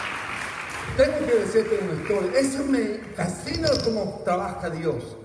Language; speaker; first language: Spanish; non-native, fluent; English